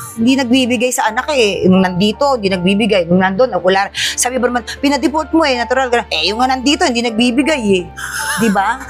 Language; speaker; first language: Filipino; native; Filipino